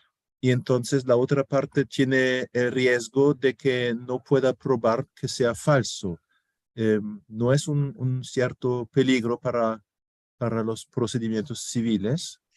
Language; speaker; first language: Spanish; non-native, fluent; German